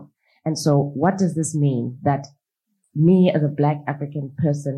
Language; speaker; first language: English; non-native, local second language; Xhosa